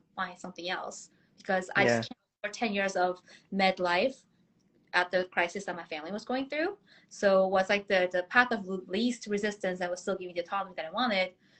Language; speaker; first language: English; native; English